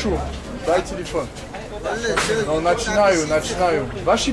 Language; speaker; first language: Russian; non-native, learner; French